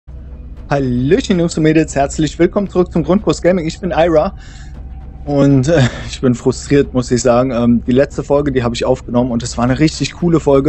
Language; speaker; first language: German; native; German